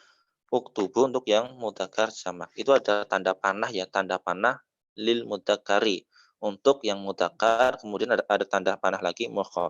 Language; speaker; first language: Indonesian; native; Indonesian